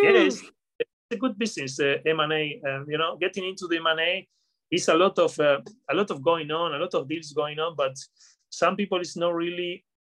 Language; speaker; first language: English; non-native, fluent; Spanish